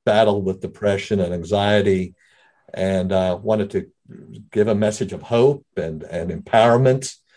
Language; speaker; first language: English; native; English